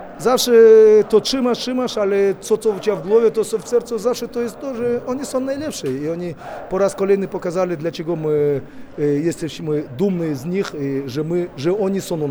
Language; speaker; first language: Polish; non-native, fluent; Russian